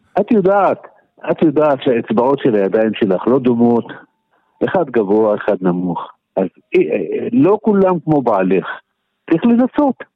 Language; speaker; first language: Hebrew; non-native, local second language; Arabic